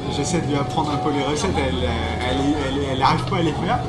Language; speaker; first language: French; native; French